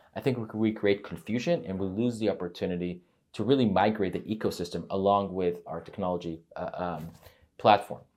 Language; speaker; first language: English; native; English